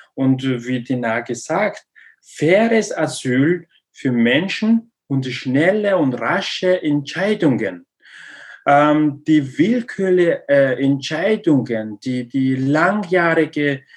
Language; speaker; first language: German; non-native, learner; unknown